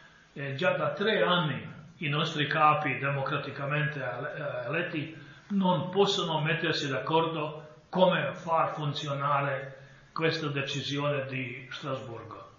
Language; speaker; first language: Italian; non-native, fluent; Croatian